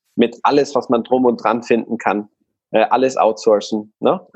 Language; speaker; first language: German; non-native, fluent; Spanish